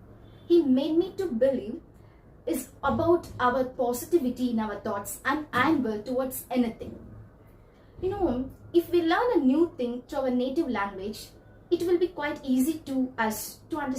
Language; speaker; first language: English; non-native, learner; Tamil